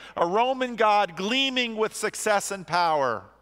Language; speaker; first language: English; native; English